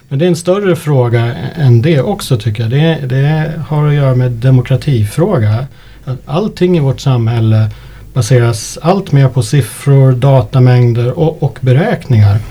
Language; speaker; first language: Swedish; early bilingual, other home language; English